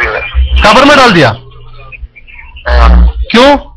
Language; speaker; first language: Hindi; non-native, local second language; Malayalam